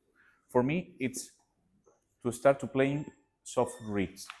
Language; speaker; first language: English; non-native, learner; Spanish